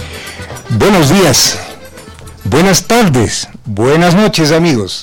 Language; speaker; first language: Spanish; native; Spanish